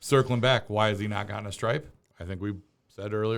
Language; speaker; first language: English; native; English